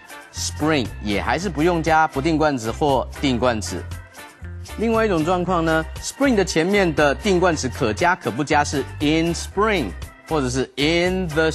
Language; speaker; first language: Chinese; native; Chinese